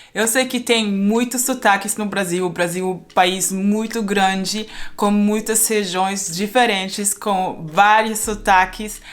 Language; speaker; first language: Portuguese; non-native, fluent; Spanish